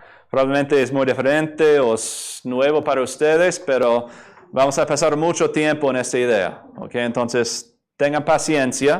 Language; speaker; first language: Spanish; non-native, fluent; English